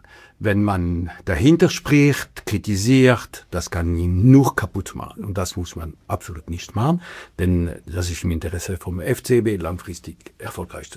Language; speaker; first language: German; non-native, local second language; French